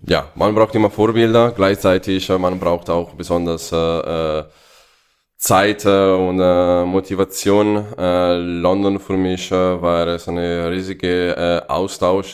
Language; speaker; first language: German; non-native, fluent; Italian